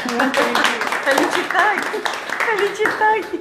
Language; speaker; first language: Romanian; native; Romanian